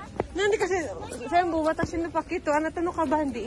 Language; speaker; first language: Japanese; non-native, learner; Filipino